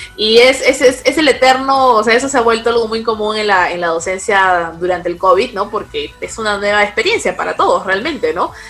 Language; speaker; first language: Spanish; native; Spanish